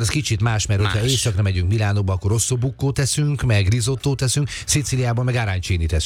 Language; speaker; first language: Hungarian; native; Hungarian